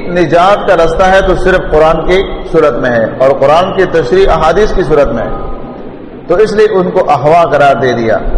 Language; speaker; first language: Urdu; non-native, local second language; Pashto